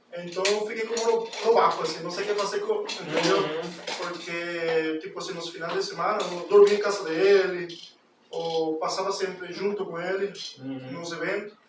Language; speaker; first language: Portuguese; non-native, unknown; Spanish